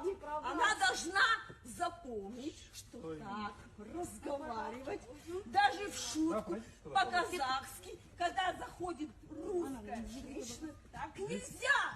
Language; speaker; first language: Russian; native; Russian